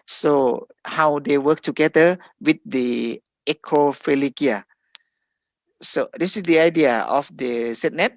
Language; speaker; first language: English; non-native, fluent; Thai